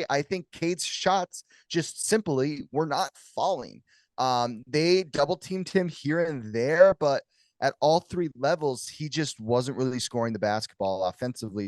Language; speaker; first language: English; native; English